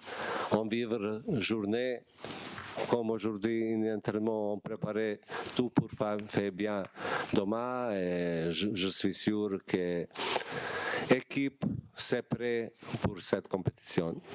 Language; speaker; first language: French; non-native, learner; Bosnian